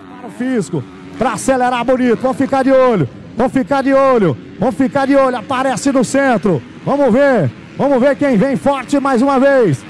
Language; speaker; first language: Portuguese; native; Portuguese